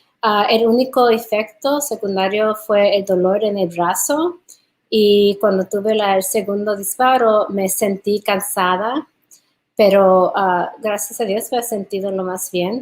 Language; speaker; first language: Spanish; early bilingual, heritage; English